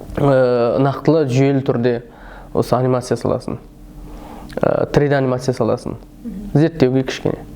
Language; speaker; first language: Kazakh; early bilingual, heritage; Kazakh